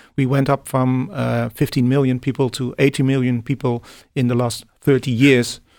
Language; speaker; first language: English; non-native, fluent; Dutch